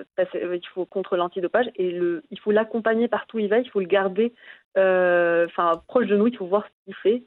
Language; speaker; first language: French; non-native, local second language; Arabic